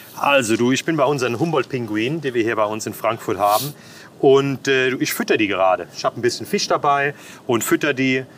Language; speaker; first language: German; native; German